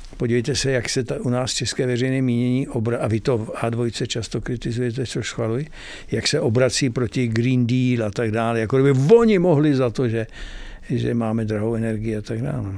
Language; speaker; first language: Czech; native; Czech